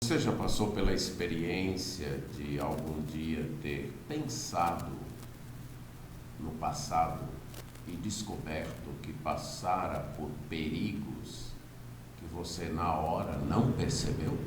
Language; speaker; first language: Portuguese; native; Portuguese